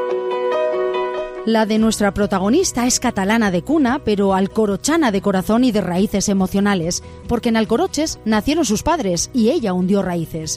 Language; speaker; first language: Spanish; native; Spanish